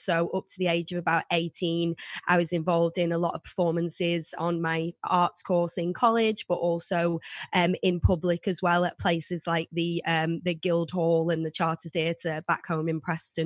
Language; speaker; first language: English; native; English